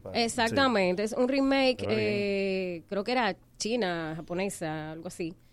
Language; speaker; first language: Spanish; native; Spanish